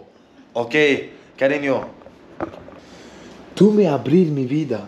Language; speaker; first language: Spanish; non-native, learner; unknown